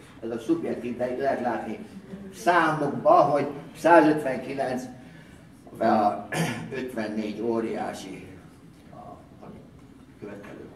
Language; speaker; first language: Hungarian; early bilingual, heritage; Hungarian